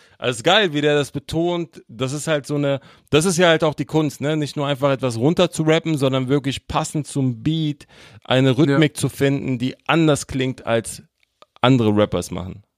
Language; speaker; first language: German; native; German